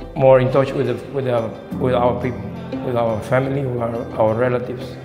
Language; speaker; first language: English; non-native, learner; Spanish